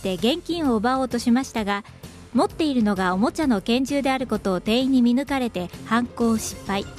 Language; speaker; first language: Japanese; native; Japanese